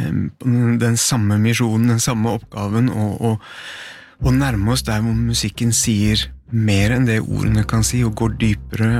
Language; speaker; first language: Norwegian; native; Norwegian